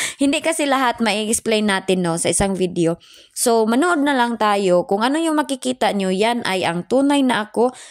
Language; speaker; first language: Filipino; non-native, local second language; Cebuano